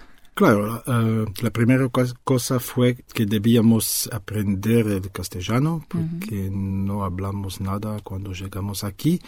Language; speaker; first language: Spanish; non-native, fluent; French